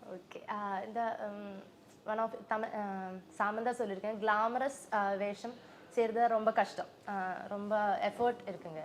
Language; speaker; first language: Tamil; non-native, learner; Malayalam